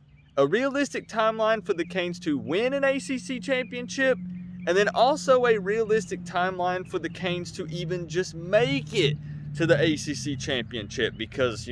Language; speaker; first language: English; native; English